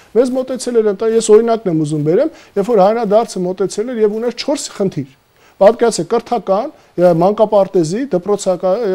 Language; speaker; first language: Armenian; native; Armenian